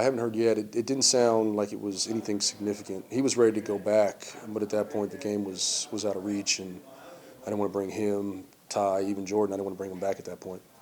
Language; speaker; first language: English; native; English